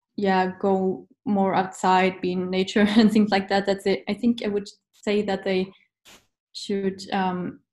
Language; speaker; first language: English; non-native, fluent; German